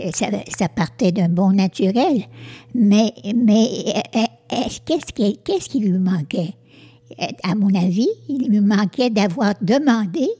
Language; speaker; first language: French; native; French